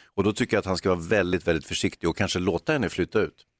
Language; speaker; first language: Swedish; native; Swedish